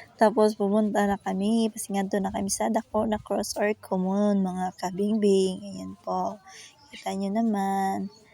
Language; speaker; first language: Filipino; non-native, local second language; Cebuano